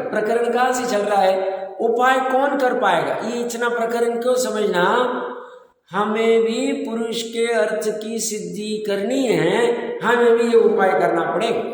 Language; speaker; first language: Hindi; native; Hindi